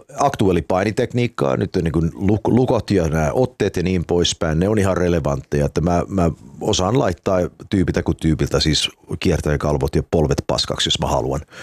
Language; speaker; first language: Finnish; early bilingual, heritage; Finnish